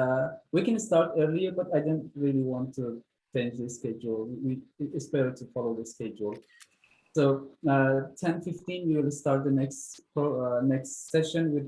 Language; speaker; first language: English; non-native, fluent; Turkish